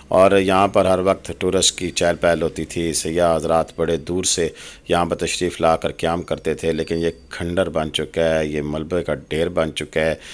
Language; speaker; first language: Urdu; non-native, local second language; Pahari-Potwari